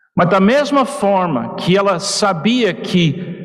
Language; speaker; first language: Portuguese; non-native, fluent; English